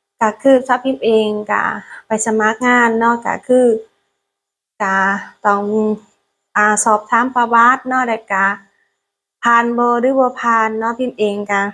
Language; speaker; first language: Thai; non-native, learner; Lao